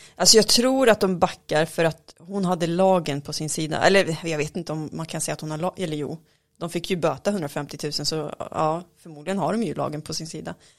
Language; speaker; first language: Swedish; early bilingual, other home language; Arabic